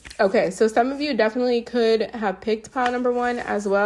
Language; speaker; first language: English; native; English